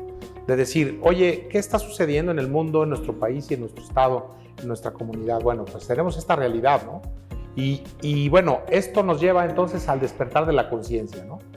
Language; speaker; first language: Spanish; native; Spanish